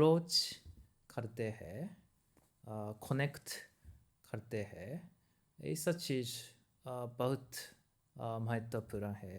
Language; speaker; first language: Hindi; non-native, learner; Japanese